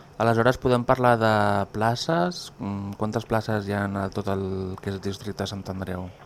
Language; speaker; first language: Catalan; native; Catalan